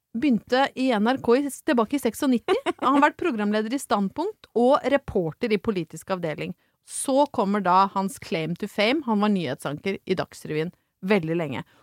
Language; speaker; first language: Norwegian; native; Norwegian